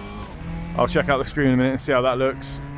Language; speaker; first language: English; native; English